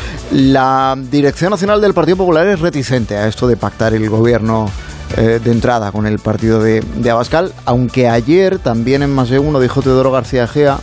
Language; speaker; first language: Spanish; native; Spanish